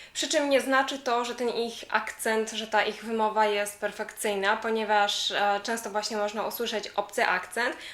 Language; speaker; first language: Polish; native; Polish